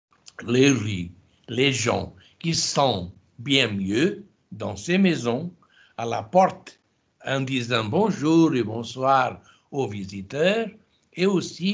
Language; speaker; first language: French; non-native, fluent; Portuguese